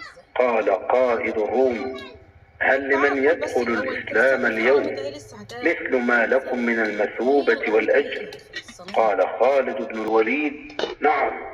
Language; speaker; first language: Arabic; native; Arabic